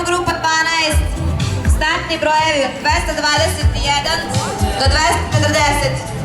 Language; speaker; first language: Serbian; native; Serbian